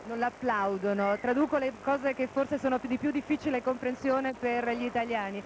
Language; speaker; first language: Italian; native; Italian